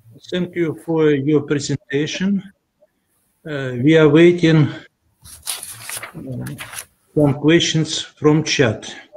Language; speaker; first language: English; non-native, learner; Russian